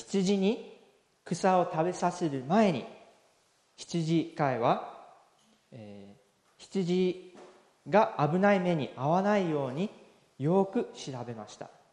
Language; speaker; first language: Japanese; non-native, fluent; English